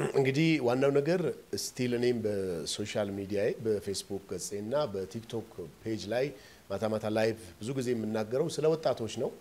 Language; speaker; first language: Amharic; non-native, local second language; Oromo